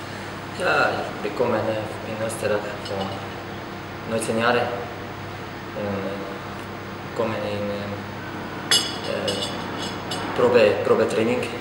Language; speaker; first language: German; non-native, learner; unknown